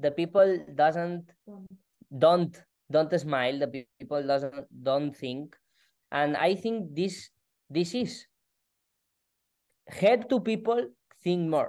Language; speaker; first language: English; non-native, learner; Spanish